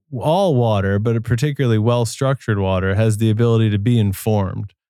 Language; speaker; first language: English; native; English